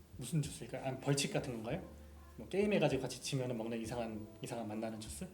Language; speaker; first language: Korean; native; Korean